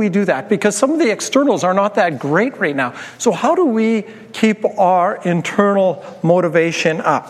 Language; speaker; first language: English; native; English